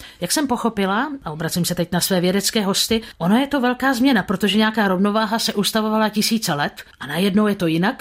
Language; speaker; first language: Czech; native; Czech